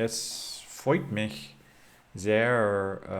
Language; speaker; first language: German; non-native, learner; English